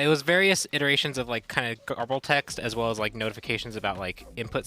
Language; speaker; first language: English; native; English